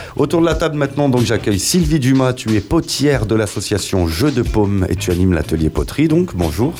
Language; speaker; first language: French; native; French